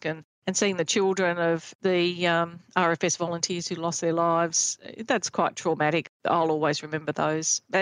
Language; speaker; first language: English; native; English